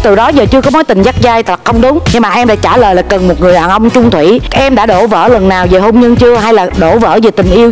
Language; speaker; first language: Vietnamese; native; Vietnamese